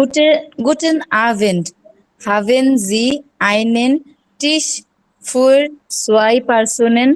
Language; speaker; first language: German; non-native, learner; Bangla